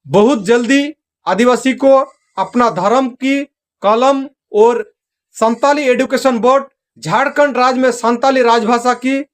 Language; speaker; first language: Hindi; non-native, local second language; Santali